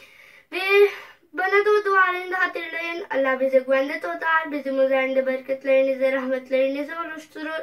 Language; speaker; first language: Turkish; non-native, learner; Urdu